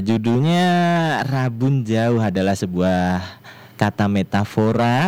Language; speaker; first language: Indonesian; native; Indonesian